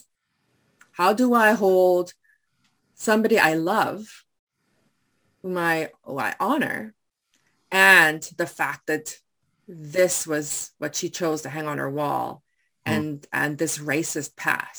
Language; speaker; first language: English; non-native, local second language; Afrikaans